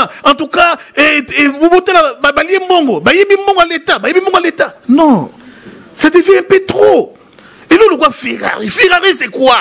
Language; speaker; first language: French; non-native, local second language; Lingala